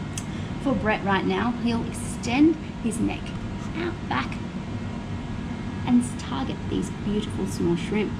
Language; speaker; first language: English; native; English